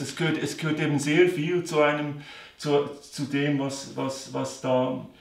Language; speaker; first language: German; native; German